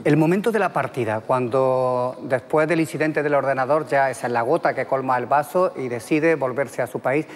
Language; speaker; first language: Spanish; native; Spanish